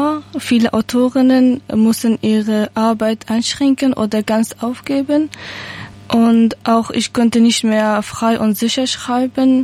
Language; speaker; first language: German; non-native, learner; Persian